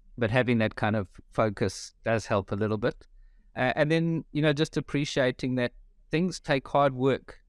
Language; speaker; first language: English; native; English